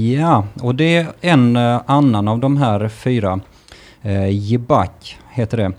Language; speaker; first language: Swedish; early bilingual, other home language; Russian